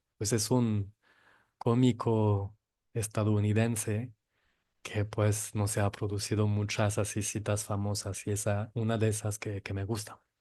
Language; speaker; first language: Spanish; non-native, fluent; French